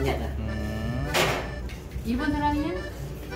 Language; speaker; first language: Korean; non-native, learner; Vietnamese